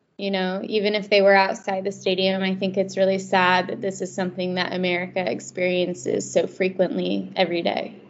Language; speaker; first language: English; native; English